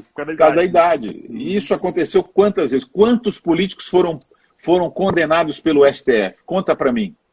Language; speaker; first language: Portuguese; native; Portuguese